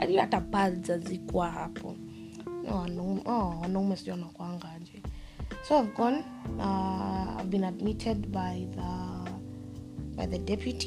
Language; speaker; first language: English; non-native, local second language; Swahili